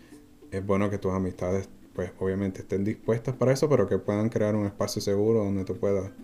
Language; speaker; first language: Spanish; native; Spanish